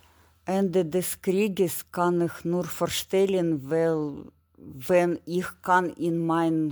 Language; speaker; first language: German; non-native, learner; Ukrainian